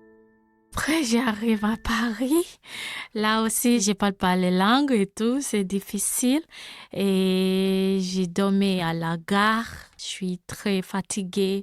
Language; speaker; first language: French; non-native, learner; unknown